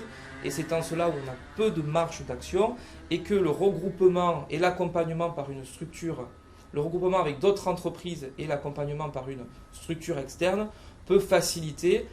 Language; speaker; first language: French; native; French